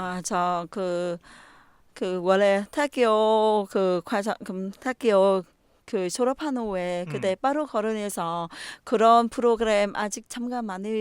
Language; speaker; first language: Korean; non-native, learner; Vietnamese